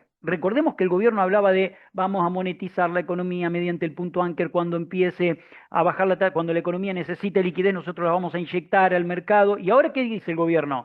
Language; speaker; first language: Spanish; native; Spanish